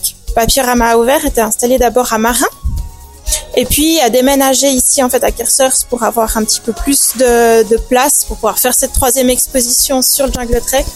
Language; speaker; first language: French; native; French